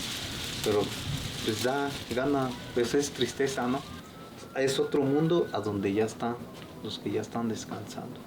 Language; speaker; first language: Spanish; native; Spanish